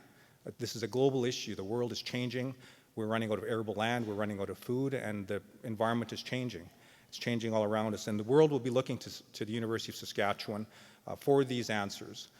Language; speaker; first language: English; native; English